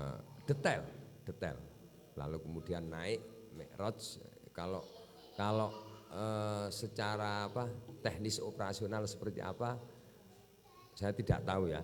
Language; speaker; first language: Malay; non-native, local second language; Javanese